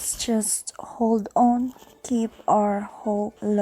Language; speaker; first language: English; non-native, learner; Filipino